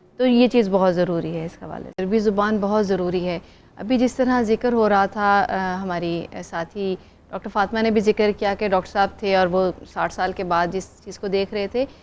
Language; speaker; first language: Urdu; native; Urdu